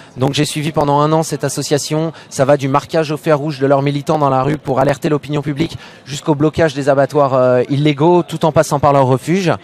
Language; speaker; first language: French; native; French